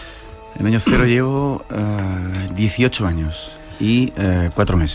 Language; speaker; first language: Spanish; native; Spanish